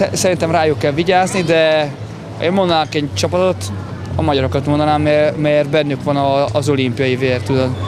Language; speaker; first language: Hungarian; non-native, fluent; Italian